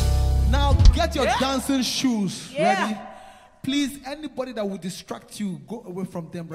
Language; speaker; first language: English; non-native, local second language; Igbo